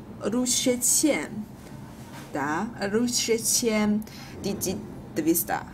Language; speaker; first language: Russian; non-native, learner; Chinese